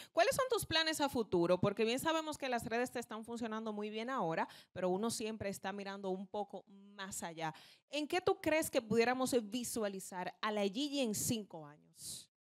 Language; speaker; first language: Spanish; native; Spanish